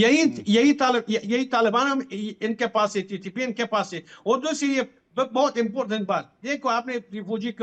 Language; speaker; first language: Hindi; non-native, fluent; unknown